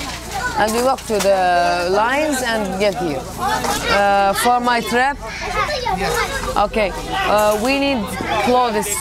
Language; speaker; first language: English; non-native, learner; Arabic